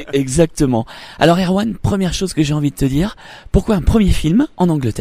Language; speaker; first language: French; native; French